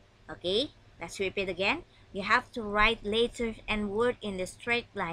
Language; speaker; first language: English; non-native, fluent; Indonesian